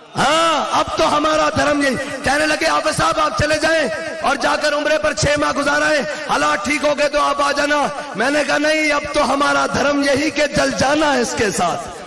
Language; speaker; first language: Urdu; non-native, local second language; Punjabi